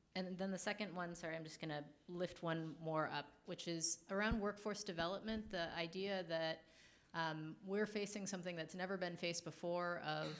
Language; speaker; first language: English; native; English